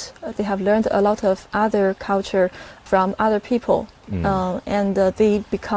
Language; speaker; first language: English; non-native, fluent; Chinese